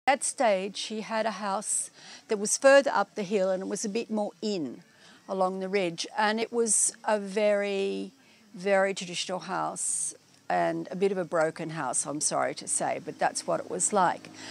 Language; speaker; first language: English; native; English